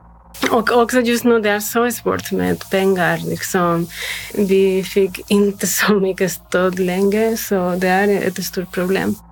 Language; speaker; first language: Swedish; non-native, fluent; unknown